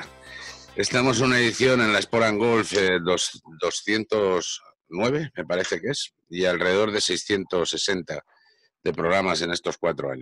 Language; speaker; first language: Spanish; native; Spanish